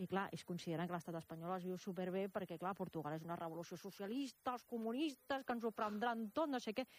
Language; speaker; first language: Catalan; native; Catalan